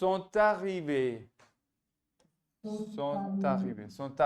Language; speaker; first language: French; non-native, fluent; Hindi